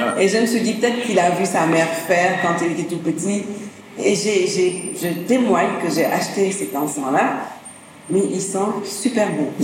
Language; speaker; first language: French; non-native, local second language; Wolof